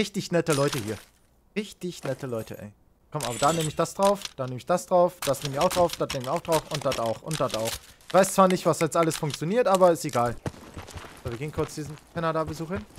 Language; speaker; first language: German; native; German